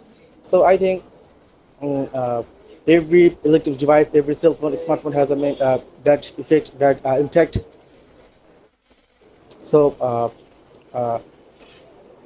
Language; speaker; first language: English; non-native, learner; Bangla